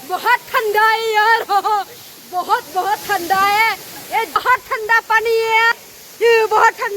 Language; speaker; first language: Hindi; non-native, learner; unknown